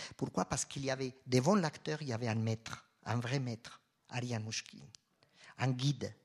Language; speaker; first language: French; non-native, fluent; Spanish